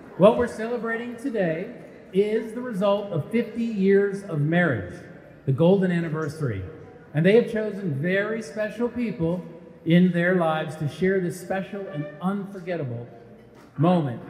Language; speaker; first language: English; early bilingual, other home language; Portuguese